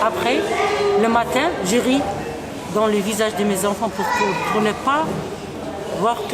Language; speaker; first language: French; non-native, local second language; Arabic